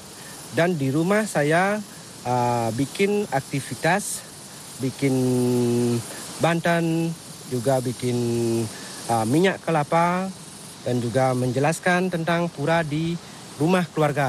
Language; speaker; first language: Indonesian; non-native, local second language; Balinese